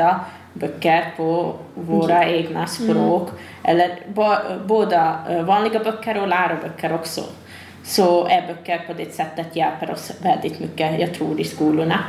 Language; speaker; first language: Swedish; non-native, fluent; Hungarian